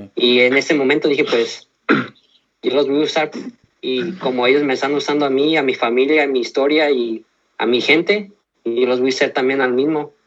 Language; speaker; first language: Spanish; early bilingual, heritage; Spanish